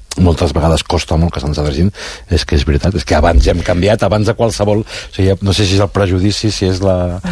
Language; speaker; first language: Catalan; non-native, local second language; Spanish